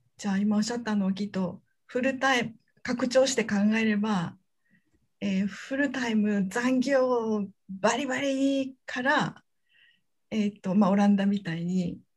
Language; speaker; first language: Japanese; native; Japanese